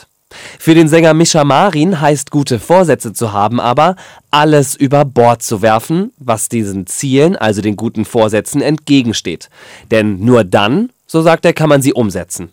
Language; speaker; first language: German; native; German